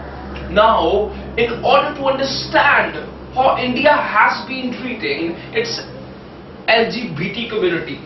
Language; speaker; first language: English; non-native, local second language; Hindi